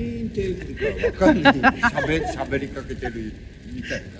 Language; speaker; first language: Japanese; native; Japanese